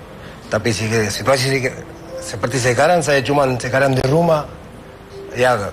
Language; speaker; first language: Indonesian; non-native, fluent; Spanish